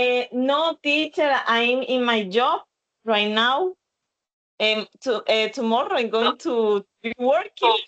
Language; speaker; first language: English; non-native, learner; Spanish